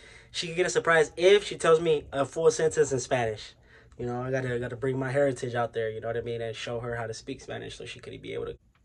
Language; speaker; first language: English; early bilingual, other home language; Spanish